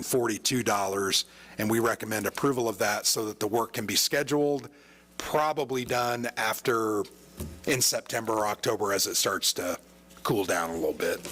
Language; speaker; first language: English; native; English